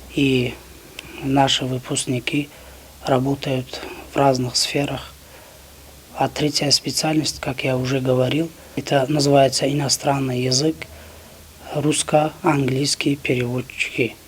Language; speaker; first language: Russian; non-native, local second language; Tajik